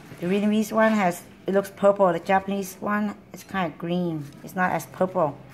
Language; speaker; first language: English; non-native, fluent; Vietnamese